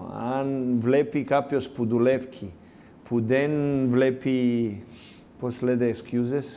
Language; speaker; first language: Greek; non-native, learner; Serbian